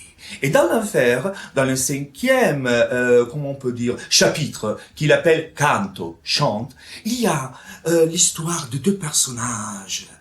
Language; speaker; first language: French; non-native, fluent; Italian